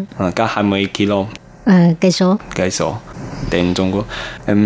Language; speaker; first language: Vietnamese; non-native, learner; Chinese